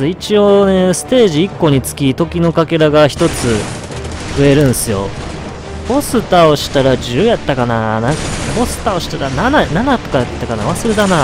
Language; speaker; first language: Japanese; native; Japanese